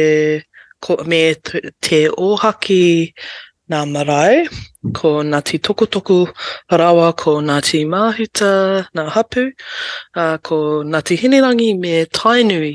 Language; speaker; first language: English; native; English